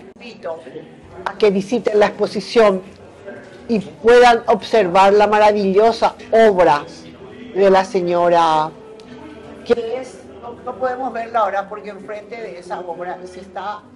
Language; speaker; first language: Spanish; native; Spanish